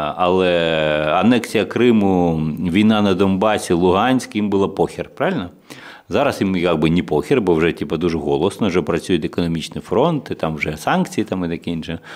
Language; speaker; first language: Ukrainian; non-native, local second language; Russian